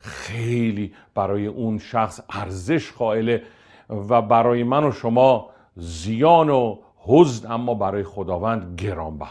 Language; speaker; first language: Persian; native; Persian